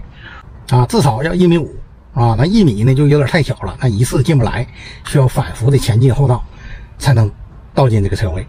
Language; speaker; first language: Chinese; native; Chinese